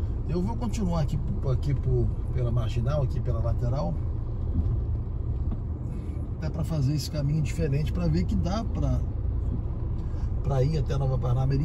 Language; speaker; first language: Portuguese; native; Portuguese